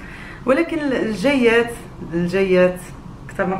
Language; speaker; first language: Arabic; native; Arabic